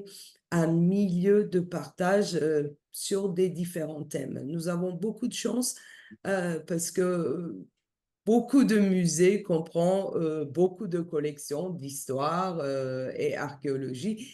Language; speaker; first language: French; non-native, fluent; Turkish